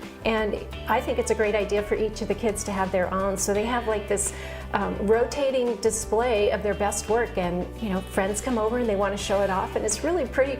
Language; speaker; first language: English; native; English